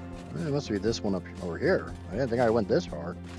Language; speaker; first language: English; native; English